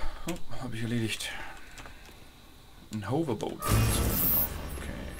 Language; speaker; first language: German; native; German